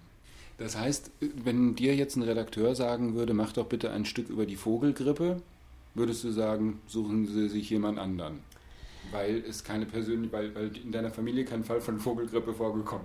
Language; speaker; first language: German; native; German